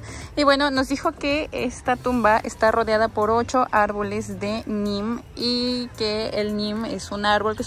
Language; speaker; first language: Spanish; native; Spanish